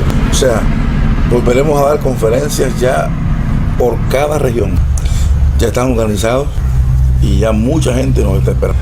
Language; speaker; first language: Spanish; native; Spanish